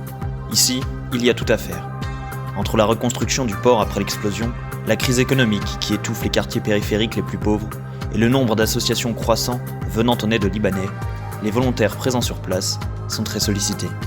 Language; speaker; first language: French; native; French